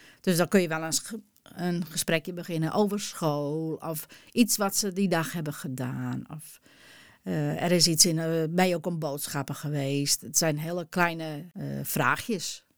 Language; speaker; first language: Dutch; non-native, local second language; Western Frisian